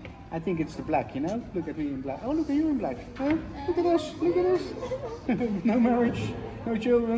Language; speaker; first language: English; non-native, fluent; Dutch